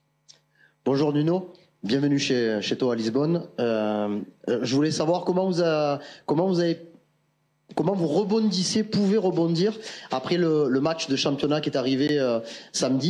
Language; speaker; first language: French; native; French